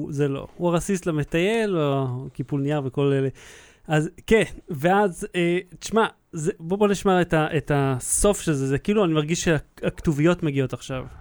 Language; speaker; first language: Hebrew; early bilingual, other home language; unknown